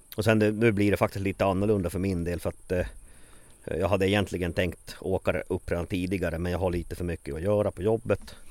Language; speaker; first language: Swedish; native; Swedish